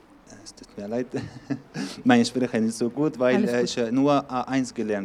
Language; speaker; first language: German; non-native, learner; Arabic